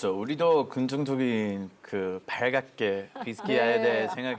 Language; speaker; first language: Korean; non-native, fluent; Hebrew